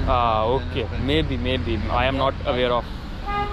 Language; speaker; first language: English; non-native, local second language; Hindi